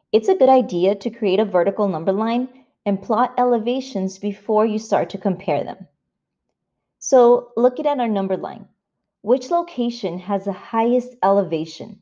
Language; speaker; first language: English; native; English